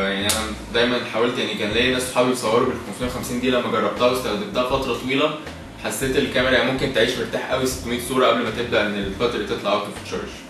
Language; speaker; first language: Arabic; native; Arabic